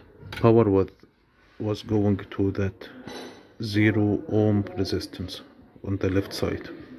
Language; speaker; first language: English; non-native, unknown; Arabic